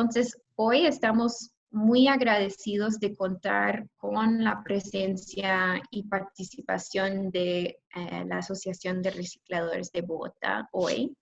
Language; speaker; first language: Spanish; non-native, fluent; English